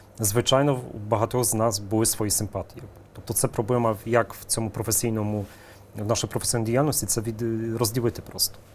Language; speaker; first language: Ukrainian; early bilingual, heritage; Ukrainian